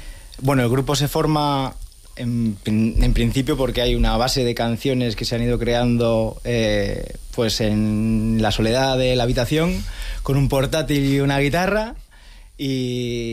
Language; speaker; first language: Spanish; native; Spanish